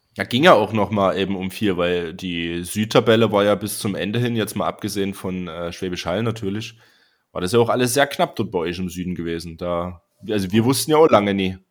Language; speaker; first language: German; native; German